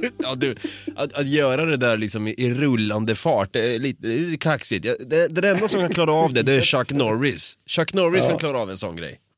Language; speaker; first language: Swedish; native; Swedish